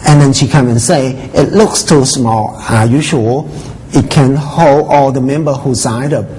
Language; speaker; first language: English; non-native, fluent; Thai